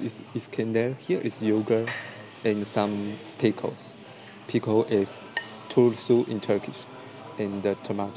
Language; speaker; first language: English; non-native, learner; Chinese